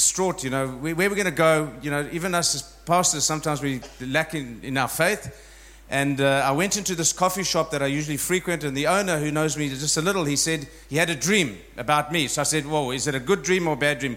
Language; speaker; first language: English; native; English